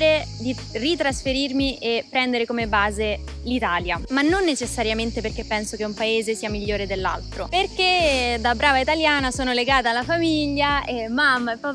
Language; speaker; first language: Italian; native; Italian